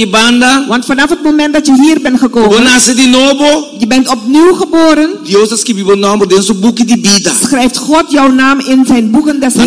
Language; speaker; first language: Dutch; non-native, fluent; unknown